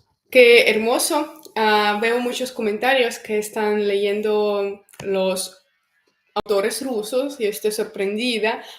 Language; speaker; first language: Spanish; non-native, fluent; Russian